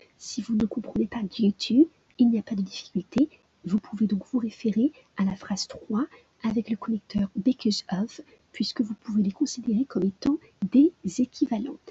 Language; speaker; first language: French; native; French